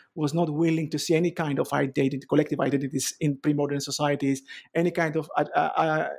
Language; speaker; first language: English; non-native, fluent; Greek